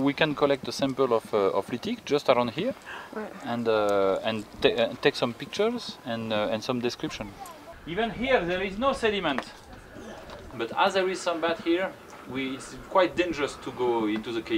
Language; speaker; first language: English; non-native, fluent; French